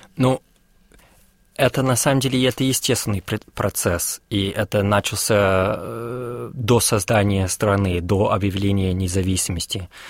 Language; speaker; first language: Russian; non-native, fluent; English